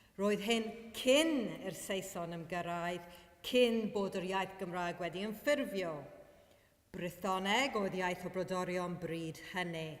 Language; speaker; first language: Welsh; non-native, fluent; Maltese